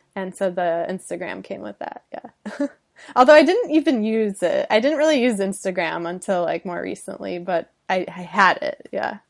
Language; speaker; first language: English; native; English